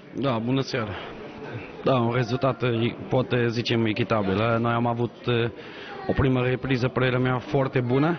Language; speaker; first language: Romanian; non-native, learner; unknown